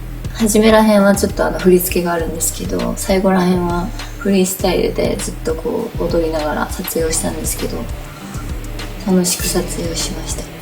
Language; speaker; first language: Japanese; native; Japanese